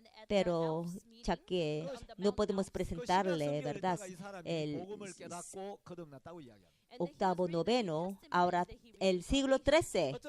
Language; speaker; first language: Spanish; non-native, fluent; Korean